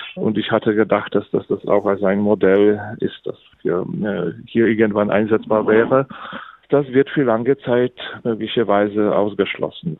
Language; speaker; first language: German; non-native, fluent; Polish